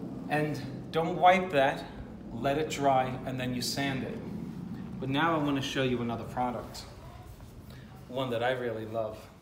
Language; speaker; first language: English; native; English